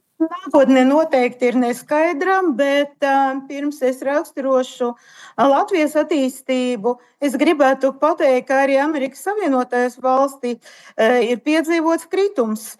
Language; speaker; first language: Latvian; non-native, local second language; Russian